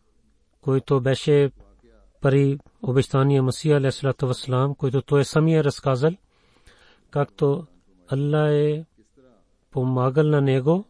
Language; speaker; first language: Bulgarian; non-native, fluent; Urdu